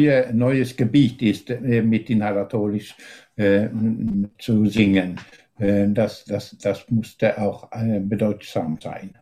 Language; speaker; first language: German; non-native, fluent; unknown